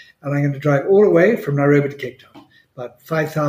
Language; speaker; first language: English; non-native, local second language; Swahili